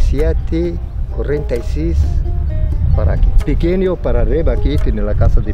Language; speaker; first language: Spanish; non-native, learner; Arabic